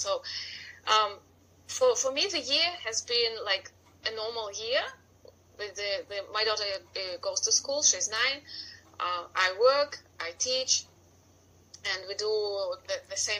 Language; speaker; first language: English; non-native, fluent; Russian